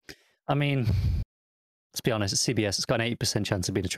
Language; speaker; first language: English; native; English